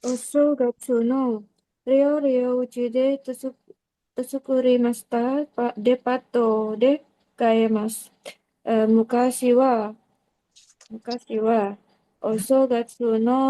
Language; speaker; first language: Japanese; non-native, learner; Indonesian